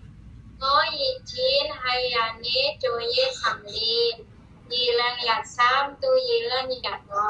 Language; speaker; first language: Chinese; non-native, learner; Indonesian